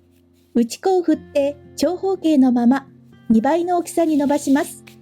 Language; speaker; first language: Japanese; native; Japanese